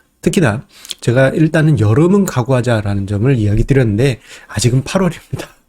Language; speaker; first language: Korean; native; Korean